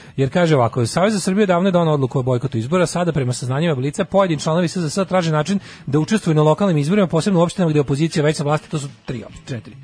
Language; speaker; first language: Serbian; native; Serbian